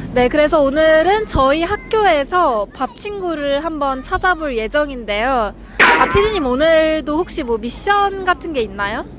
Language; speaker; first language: Korean; native; Korean